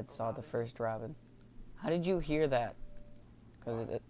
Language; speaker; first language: English; native; English